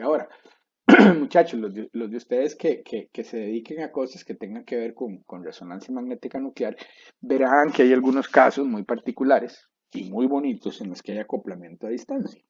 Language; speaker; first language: Spanish; native; Spanish